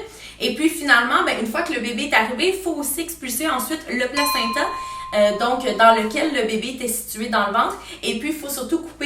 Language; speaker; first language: French; native; French